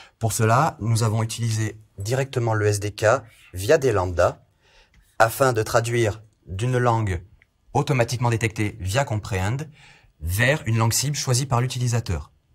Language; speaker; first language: French; native; French